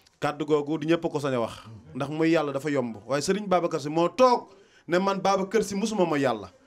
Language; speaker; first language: Wolof; native; Wolof